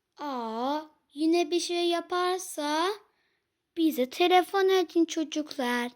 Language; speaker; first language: Turkish; early bilingual, heritage; Turkish